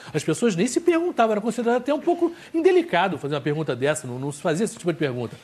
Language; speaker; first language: Portuguese; native; Portuguese